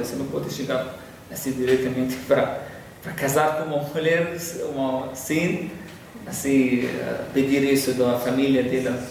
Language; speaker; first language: Portuguese; non-native, fluent; Arabic